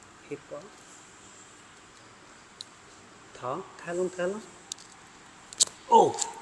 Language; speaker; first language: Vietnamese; non-native, learner; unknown